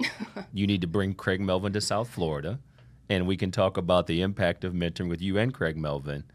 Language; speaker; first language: English; native; English